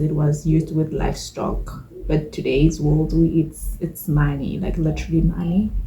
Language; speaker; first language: English; non-native, local second language; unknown